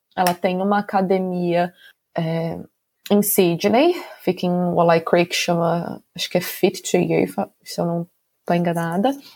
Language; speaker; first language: Portuguese; native; Portuguese